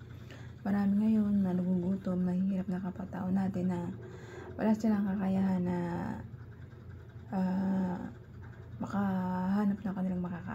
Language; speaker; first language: Filipino; native; Filipino